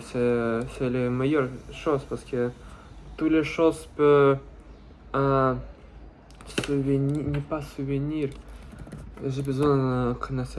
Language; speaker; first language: French; non-native, learner; Russian